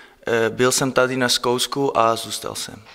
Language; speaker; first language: Czech; non-native, learner; Dutch